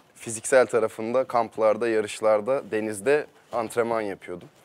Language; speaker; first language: Turkish; native; Turkish